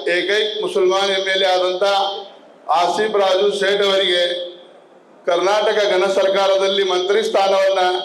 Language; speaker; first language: Kannada; non-native, local second language; Urdu